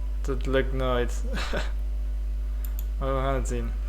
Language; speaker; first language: Dutch; non-native, fluent; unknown